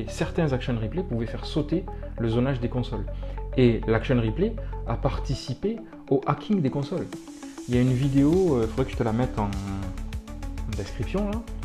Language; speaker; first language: French; native; French